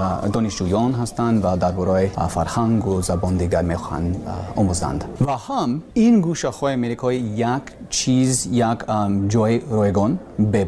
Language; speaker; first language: Persian; non-native, learner; English